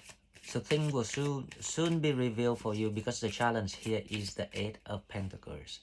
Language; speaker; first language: English; non-native, fluent; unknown